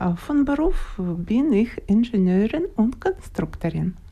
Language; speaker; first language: German; non-native, learner; Russian